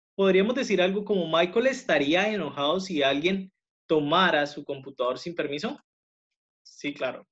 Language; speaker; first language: Spanish; native; Spanish